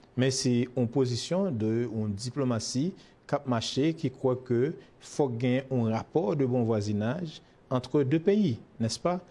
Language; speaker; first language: French; non-native, local second language; Haitian Creole